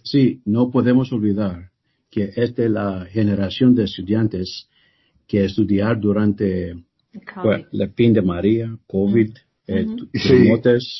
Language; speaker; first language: Spanish; non-native, learner; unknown